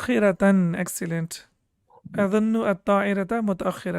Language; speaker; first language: Arabic; non-native, fluent; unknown